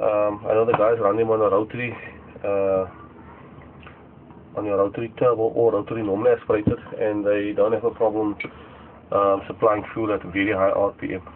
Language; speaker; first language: English; native; English